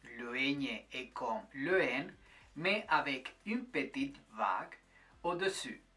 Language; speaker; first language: French; non-native, fluent; Spanish